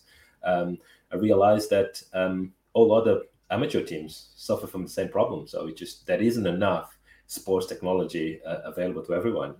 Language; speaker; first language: English; non-native, fluent; Portuguese